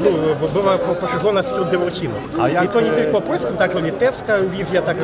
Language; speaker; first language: Polish; non-native, fluent; Belarusian